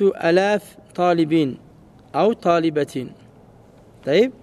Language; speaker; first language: Arabic; non-native, fluent; French